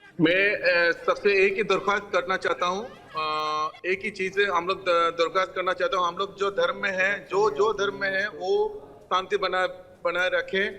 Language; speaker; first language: Hindi; non-native, fluent; Bangla